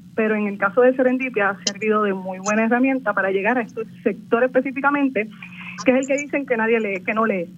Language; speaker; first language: Spanish; native; Spanish